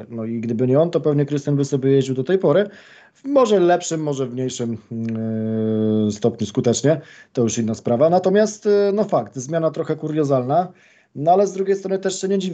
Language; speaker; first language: Polish; native; Polish